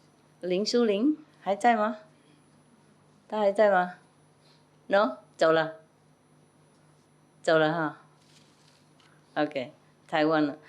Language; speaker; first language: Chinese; non-native, fluent; Vietnamese